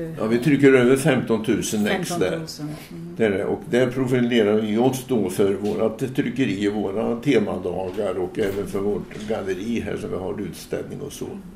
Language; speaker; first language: Swedish; native; Swedish